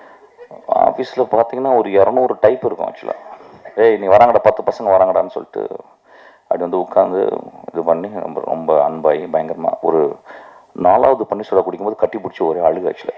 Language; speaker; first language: Tamil; native; Tamil